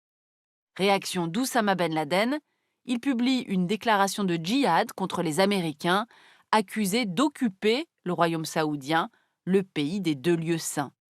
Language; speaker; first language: French; native; French